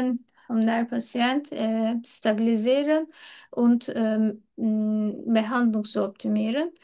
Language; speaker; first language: German; non-native, learner; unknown